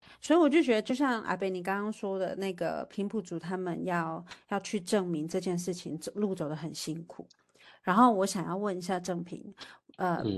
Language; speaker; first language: Chinese; native; Chinese